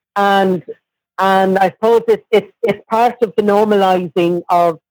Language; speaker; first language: English; native; English